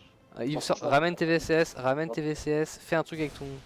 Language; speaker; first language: French; native; French